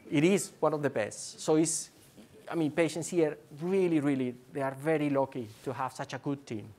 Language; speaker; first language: English; non-native, fluent; Spanish